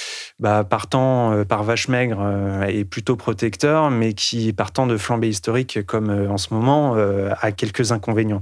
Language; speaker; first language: French; native; French